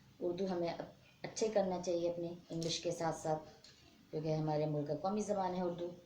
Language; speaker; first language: Urdu; non-native, local second language; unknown